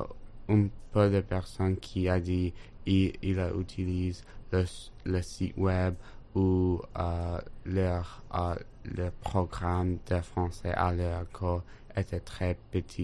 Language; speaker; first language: French; non-native, learner; English